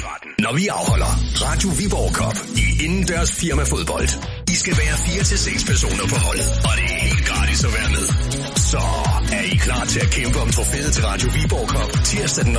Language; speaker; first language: Danish; native; Danish